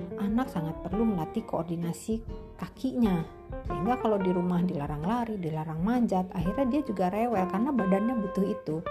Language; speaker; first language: Indonesian; native; Indonesian